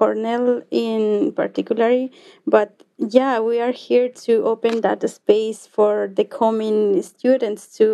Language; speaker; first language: English; non-native, fluent; Quechua